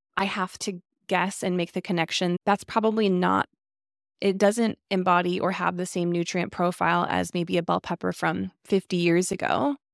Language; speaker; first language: English; native; English